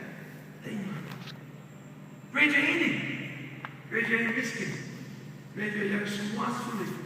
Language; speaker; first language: Indonesian; non-native, learner; English